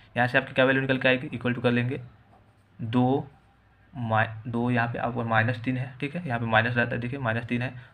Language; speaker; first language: Hindi; native; Hindi